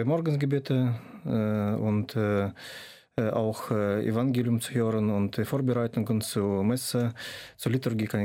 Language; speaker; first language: German; non-native, fluent; Russian